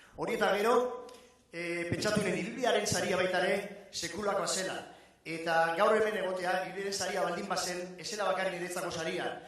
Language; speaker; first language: Basque; native; Basque